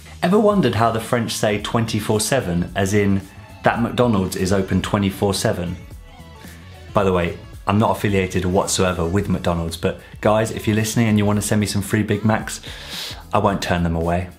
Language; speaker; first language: English; native; English